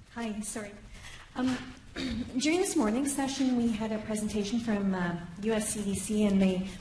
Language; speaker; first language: English; native; English